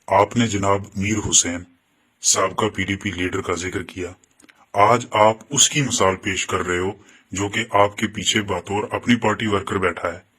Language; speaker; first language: Urdu; non-native, local second language; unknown